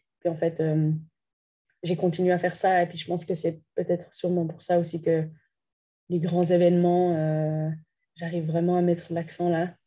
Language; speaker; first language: French; native; French